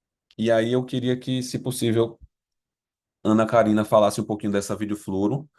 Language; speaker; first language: Portuguese; native; Portuguese